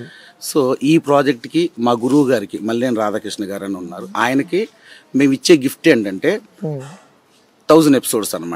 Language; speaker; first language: Telugu; native; Telugu